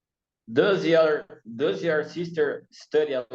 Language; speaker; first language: English; non-native, learner; Portuguese